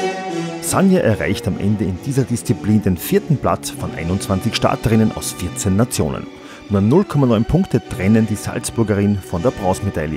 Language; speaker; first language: German; native; German